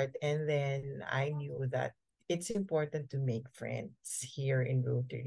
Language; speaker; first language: English; non-native, local second language; Filipino